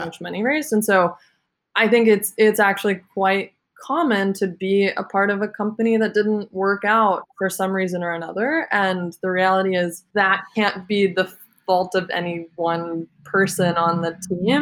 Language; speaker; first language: English; native; English